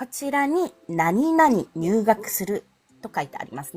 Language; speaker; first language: Japanese; non-native, fluent; Filipino